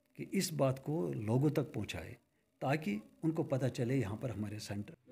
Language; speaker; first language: Hindi; non-native, local second language; Kashmiri